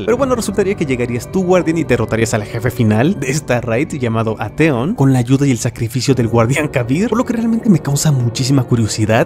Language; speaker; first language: Spanish; native; Spanish